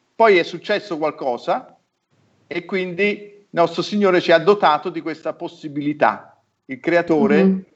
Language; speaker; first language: Italian; native; Italian